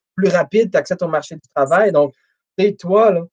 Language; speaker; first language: French; native; French